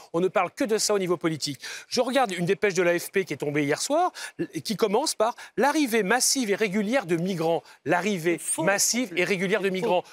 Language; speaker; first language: French; native; French